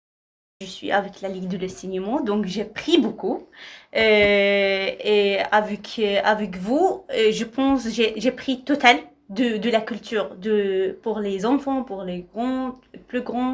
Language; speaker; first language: French; non-native, learner; Arabic